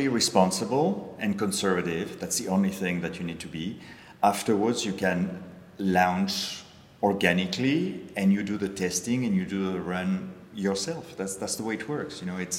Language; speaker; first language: English; non-native, fluent; French